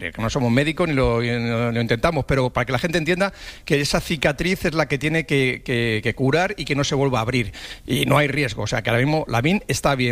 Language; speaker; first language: Spanish; native; Spanish